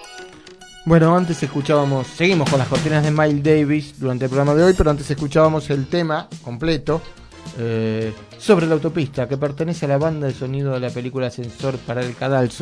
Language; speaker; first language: Spanish; native; Spanish